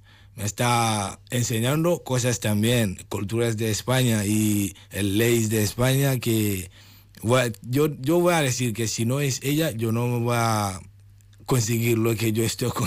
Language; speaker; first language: Spanish; non-native, learner; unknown